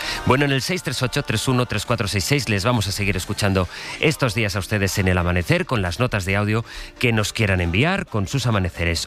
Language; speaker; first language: Spanish; native; Spanish